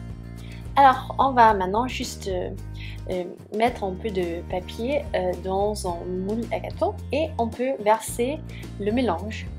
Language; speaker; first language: French; non-native, fluent; Swedish